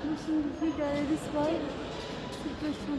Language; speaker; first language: German; non-native, learner; Hiligaynon